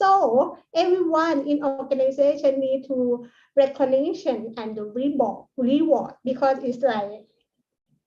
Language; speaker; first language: English; non-native, learner; Thai